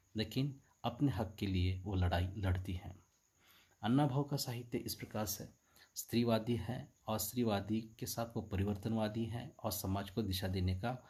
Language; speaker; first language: Hindi; non-native, local second language; Marathi